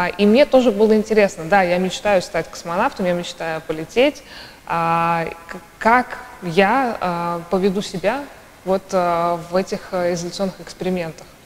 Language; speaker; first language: Russian; native; Russian